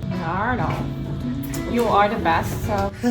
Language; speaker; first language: English; non-native, fluent; Arabic